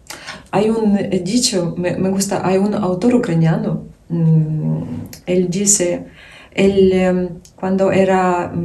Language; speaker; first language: Spanish; non-native, fluent; Ukrainian